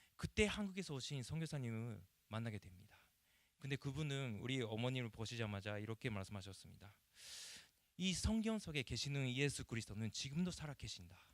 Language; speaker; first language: Korean; non-native, fluent; Japanese